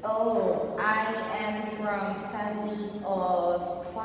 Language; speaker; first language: English; non-native, fluent; Indonesian